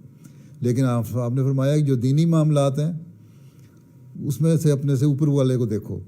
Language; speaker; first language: Urdu; native; Urdu